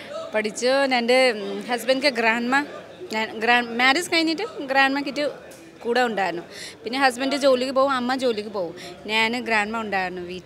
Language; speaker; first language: Malayalam; non-native, learner; Nepali